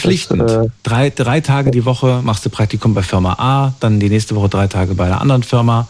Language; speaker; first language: German; native; German